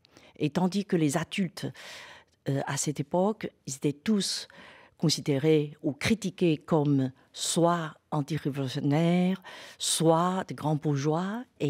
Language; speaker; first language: French; non-native, fluent; Chinese